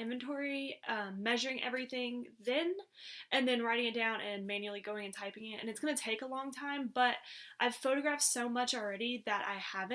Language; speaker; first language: English; native; English